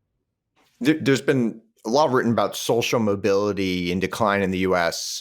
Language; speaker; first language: English; native; English